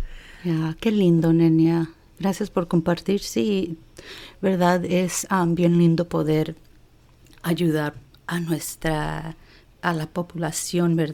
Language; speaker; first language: Spanish; early bilingual, heritage; Spanish